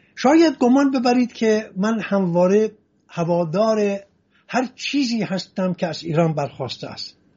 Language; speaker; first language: Persian; non-native, local second language; Assyrian Neo-Aramaic